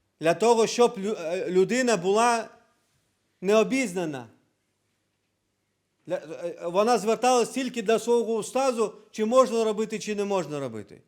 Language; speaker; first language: Ukrainian; non-native, local second language; Crimean Tatar